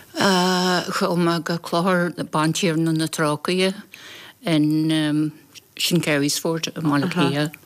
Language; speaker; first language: Irish; non-native, local second language; English